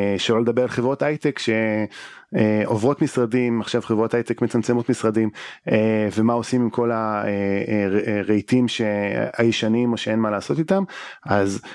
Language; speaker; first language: Hebrew; native; Hebrew